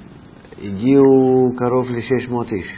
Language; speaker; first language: Hebrew; non-native, fluent; Russian